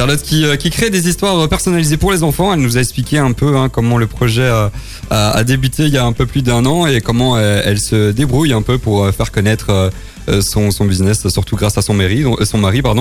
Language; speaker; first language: French; native; French